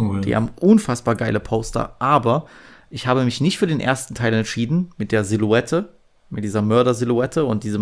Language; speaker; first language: German; native; German